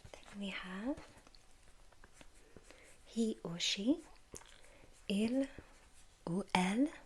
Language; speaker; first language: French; non-native, learner; English